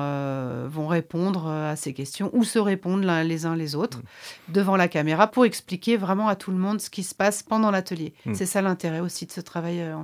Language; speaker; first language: French; native; French